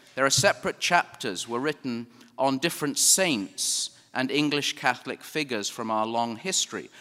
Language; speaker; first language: English; native; English